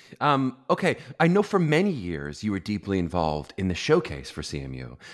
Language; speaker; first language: English; native; English